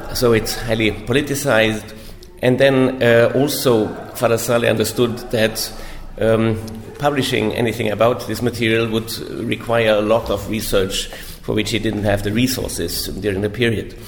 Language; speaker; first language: English; non-native, fluent; German